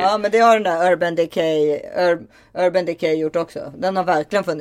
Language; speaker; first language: Swedish; native; Swedish